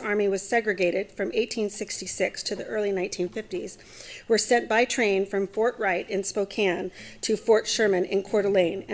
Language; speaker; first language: English; native; English